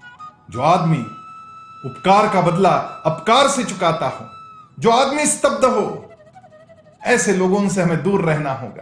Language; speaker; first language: Hindi; native; Hindi